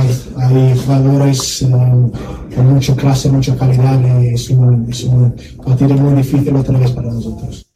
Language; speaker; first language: Spanish; non-native, learner; English